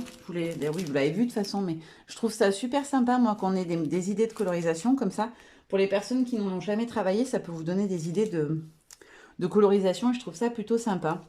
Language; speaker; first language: French; native; French